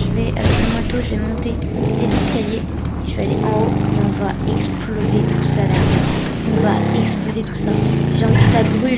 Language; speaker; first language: French; native; French